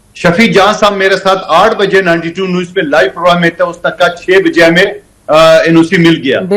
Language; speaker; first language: Urdu; non-native, local second language; Pashto